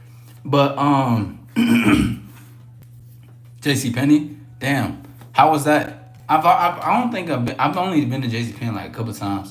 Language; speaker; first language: English; native; English